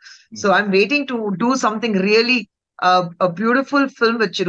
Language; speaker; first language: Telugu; non-native, fluent; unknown